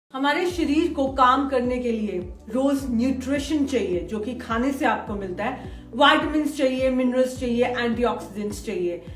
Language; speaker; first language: Hindi; native; Hindi